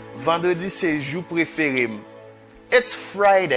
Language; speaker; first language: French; non-native, local second language; Haitian Creole